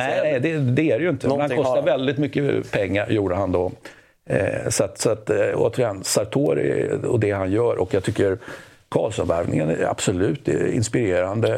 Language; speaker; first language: Swedish; native; Swedish